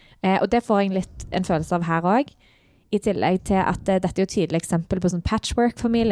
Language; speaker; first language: Norwegian; native; Norwegian